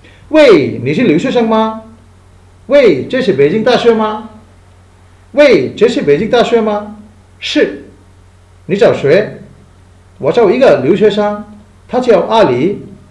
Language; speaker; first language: Chinese; non-native, fluent; Bangla